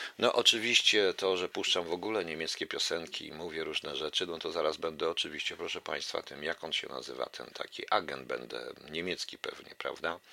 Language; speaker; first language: Polish; native; Polish